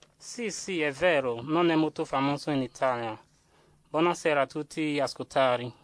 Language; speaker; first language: Italian; non-native, learner; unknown